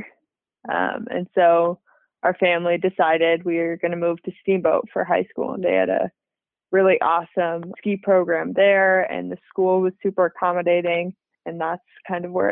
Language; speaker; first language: English; native; English